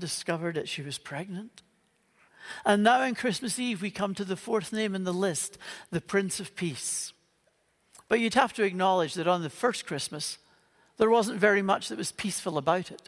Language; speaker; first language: English; native; English